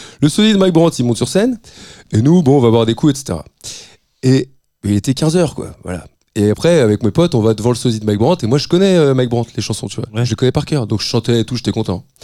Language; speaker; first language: French; native; French